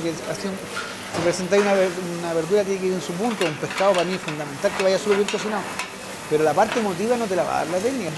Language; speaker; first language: Spanish; native; Spanish